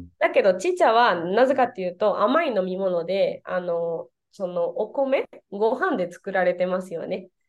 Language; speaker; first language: Japanese; non-native, fluent; Spanish